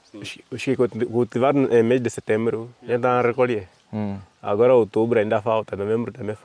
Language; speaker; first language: Portuguese; non-native, local second language; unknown